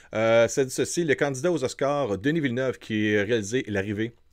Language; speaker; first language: French; native; French